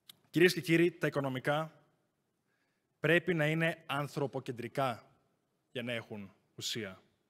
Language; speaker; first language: Greek; native; Greek